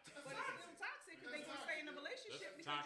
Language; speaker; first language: English; native; English